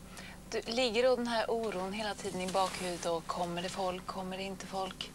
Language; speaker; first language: Swedish; native; Swedish